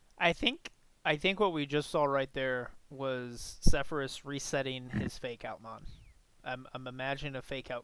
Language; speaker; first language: English; native; English